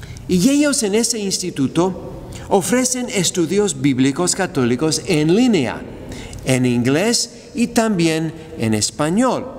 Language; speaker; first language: Spanish; non-native, fluent; English